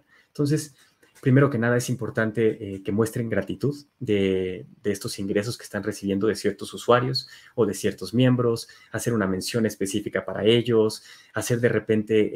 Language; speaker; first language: Spanish; native; Spanish